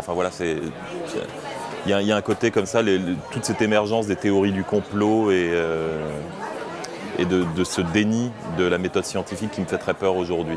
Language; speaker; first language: French; native; French